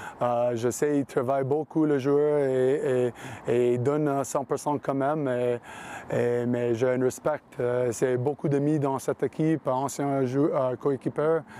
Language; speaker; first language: French; non-native, learner; English